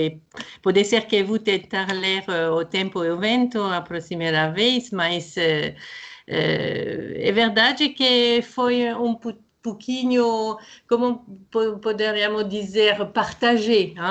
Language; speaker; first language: Portuguese; non-native, fluent; French